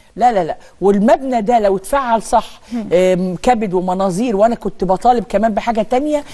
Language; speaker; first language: Arabic; native; Arabic